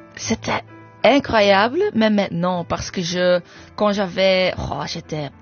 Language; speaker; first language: French; non-native, fluent; English